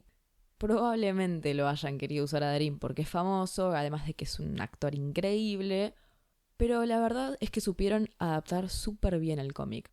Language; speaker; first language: Spanish; native; Spanish